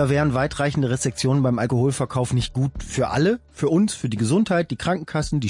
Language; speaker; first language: German; native; German